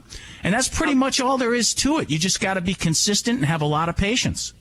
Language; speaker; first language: English; native; English